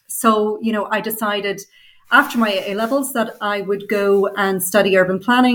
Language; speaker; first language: English; native; English